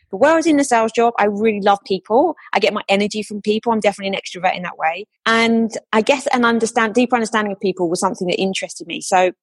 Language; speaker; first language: English; native; English